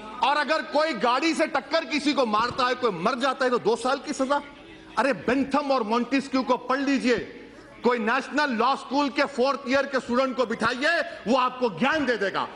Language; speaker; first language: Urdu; native; Urdu